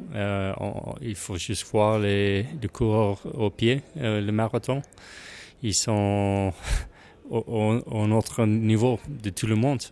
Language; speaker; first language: French; non-native, learner; English